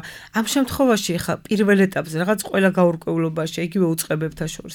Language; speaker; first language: Georgian; native; Georgian